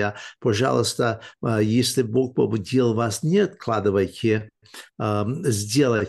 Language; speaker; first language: Russian; early bilingual, heritage; English